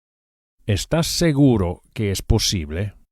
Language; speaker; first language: Spanish; non-native, fluent; English